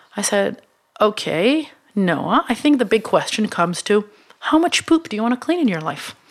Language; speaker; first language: English; non-native, fluent; Hebrew